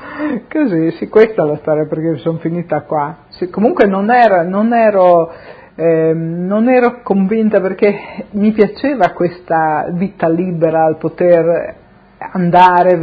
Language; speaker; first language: Italian; native; Italian